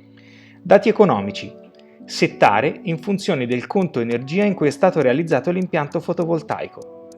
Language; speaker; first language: Italian; native; Italian